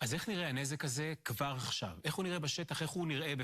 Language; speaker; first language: Hebrew; native; Hebrew